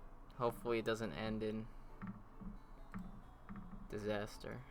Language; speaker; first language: English; native; English